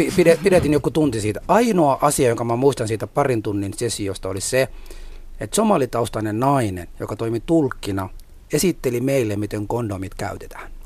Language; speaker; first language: Finnish; non-native, fluent; Somali